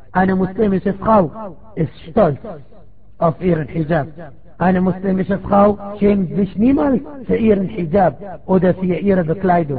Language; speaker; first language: German; non-native, fluent; Arabic